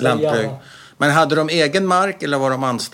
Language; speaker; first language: Swedish; early bilingual, other home language; Arabic